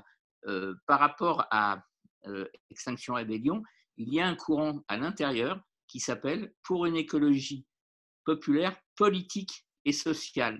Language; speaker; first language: French; native; French